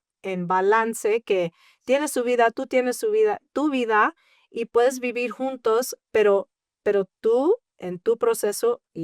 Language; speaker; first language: Spanish; early bilingual, heritage; English